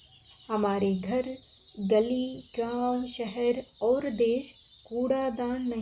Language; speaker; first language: Hindi; non-native, fluent; Sinhala